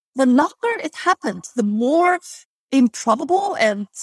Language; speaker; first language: English; non-native, fluent; Chinese